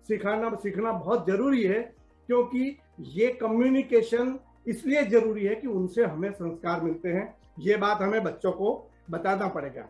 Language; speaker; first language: Hindi; native; Hindi